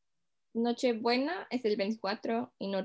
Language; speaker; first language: Spanish; non-native, fluent; English